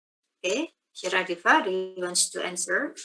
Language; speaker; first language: English; non-native, fluent; Indonesian